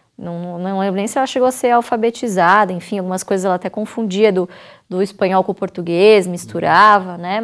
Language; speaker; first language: Portuguese; native; Portuguese